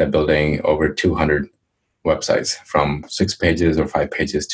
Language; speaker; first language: English; non-native, local second language; Hindi